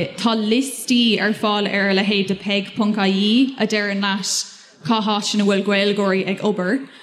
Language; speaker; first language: Irish; non-native, local second language; English